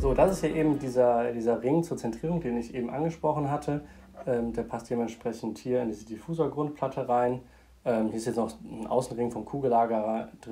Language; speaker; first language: German; native; German